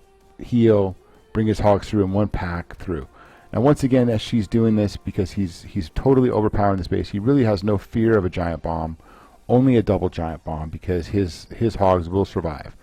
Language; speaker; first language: English; native; English